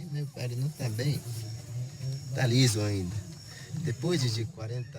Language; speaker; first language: Portuguese; non-native, local second language; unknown